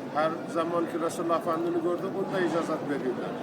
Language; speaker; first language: Turkish; non-native, learner; Persian